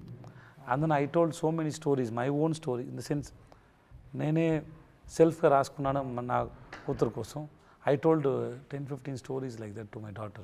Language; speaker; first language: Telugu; non-native, learner; Tamil